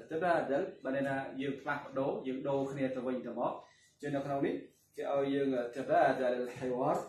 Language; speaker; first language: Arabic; non-native, fluent; Khmer